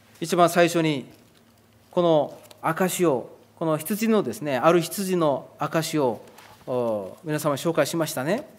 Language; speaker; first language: Japanese; non-native, fluent; Korean